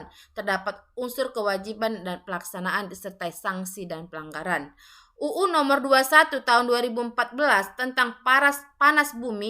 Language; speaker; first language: Indonesian; native; Indonesian